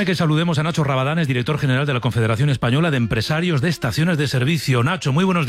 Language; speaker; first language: Spanish; native; Spanish